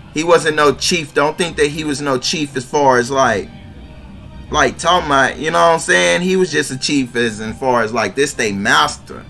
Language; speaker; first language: English; native; English